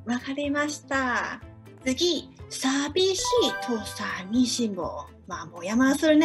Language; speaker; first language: Japanese; non-native, fluent; Cantonese